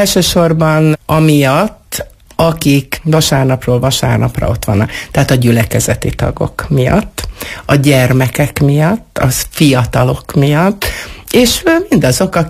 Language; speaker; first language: Hungarian; native; Hungarian